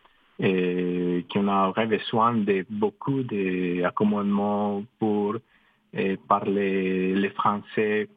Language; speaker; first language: French; non-native, fluent; Spanish